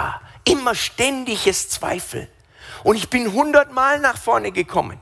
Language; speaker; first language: German; non-native, fluent; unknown